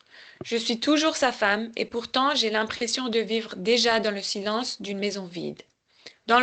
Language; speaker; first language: French; native; French